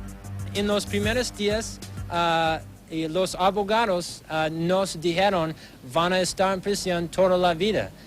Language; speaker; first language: Spanish; non-native, learner; English